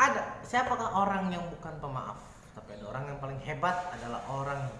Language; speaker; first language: Indonesian; native; Indonesian